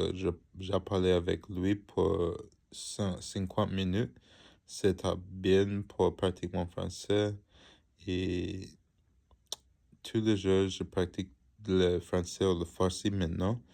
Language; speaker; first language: French; non-native, learner; English